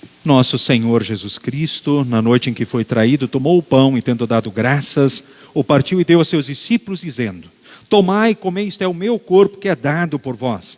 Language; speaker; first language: Portuguese; native; Portuguese